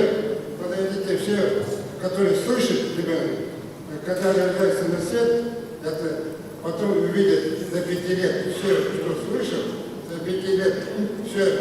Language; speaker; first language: Russian; non-native, local second language; Kazakh